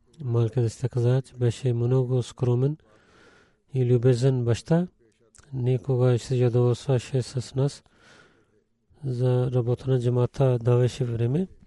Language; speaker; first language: Bulgarian; non-native, learner; Urdu